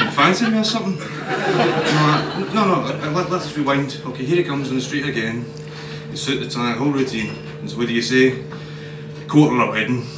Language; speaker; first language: English; native; English